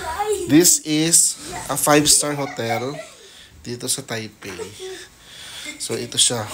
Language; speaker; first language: Filipino; non-native, local second language; Hiligaynon